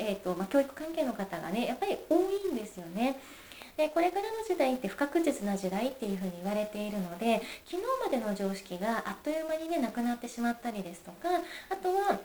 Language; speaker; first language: Japanese; native; Japanese